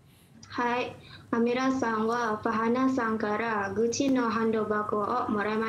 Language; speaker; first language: Japanese; non-native, learner; Malay